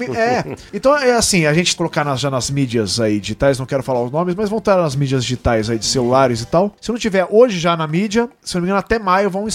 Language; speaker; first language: Portuguese; native; Portuguese